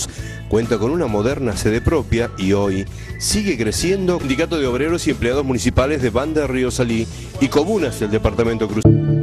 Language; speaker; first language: Spanish; native; Spanish